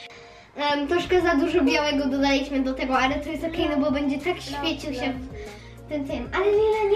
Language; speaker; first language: Polish; early bilingual, heritage; Polish